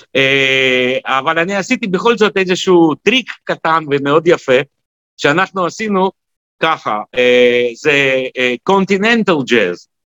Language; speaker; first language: Hebrew; non-native, fluent; Russian